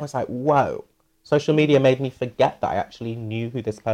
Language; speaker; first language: English; native; English